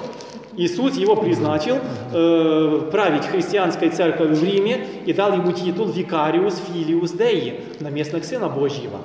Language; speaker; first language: Russian; native; Russian